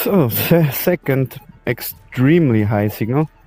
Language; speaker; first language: English; non-native, learner; German